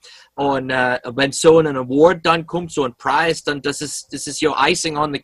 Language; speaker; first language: German; early bilingual, heritage; English